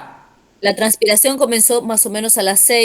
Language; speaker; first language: Spanish; native; Spanish